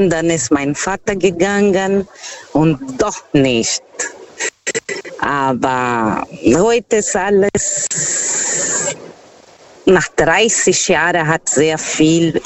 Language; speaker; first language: German; non-native, fluent; Portuguese